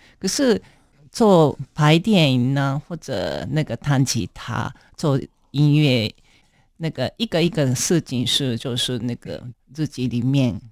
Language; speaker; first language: Chinese; non-native, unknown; Japanese